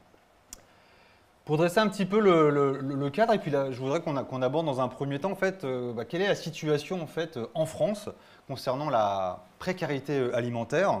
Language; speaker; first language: French; native; French